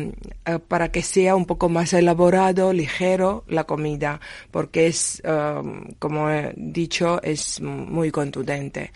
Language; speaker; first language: Spanish; non-native, learner; Georgian